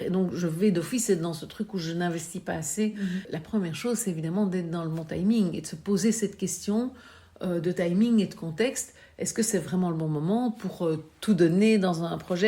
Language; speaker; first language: French; native; French